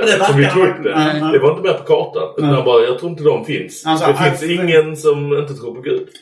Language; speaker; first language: Swedish; native; Swedish